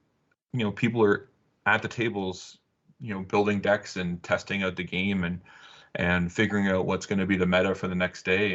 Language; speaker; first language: English; native; English